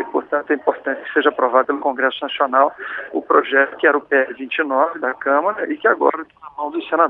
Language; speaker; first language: Portuguese; native; Portuguese